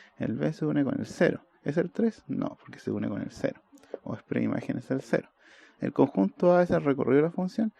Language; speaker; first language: Spanish; native; Spanish